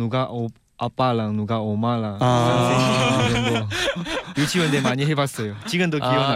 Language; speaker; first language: Korean; non-native, learner; Chinese